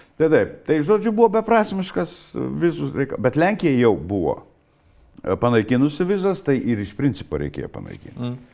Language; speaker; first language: Lithuanian; native; Lithuanian